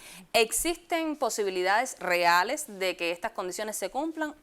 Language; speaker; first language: Spanish; native; Spanish